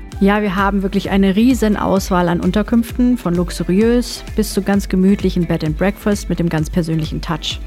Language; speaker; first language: German; native; German